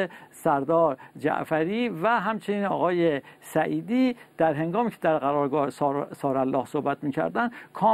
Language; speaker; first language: Persian; native; Persian